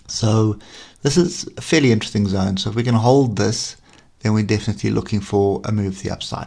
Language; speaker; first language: English; native; English